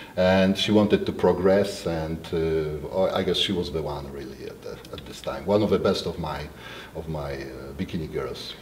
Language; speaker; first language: English; non-native, fluent; Polish